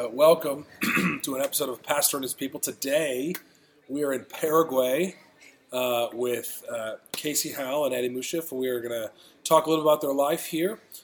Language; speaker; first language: English; native; English